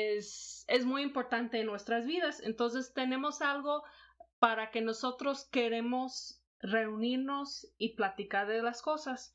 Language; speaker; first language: Spanish; non-native, fluent; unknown